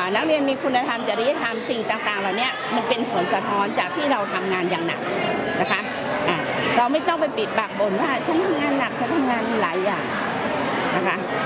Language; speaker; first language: Thai; native; Thai